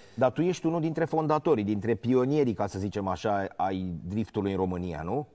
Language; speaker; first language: Romanian; native; Romanian